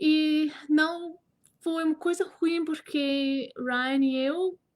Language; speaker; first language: Portuguese; non-native, fluent; English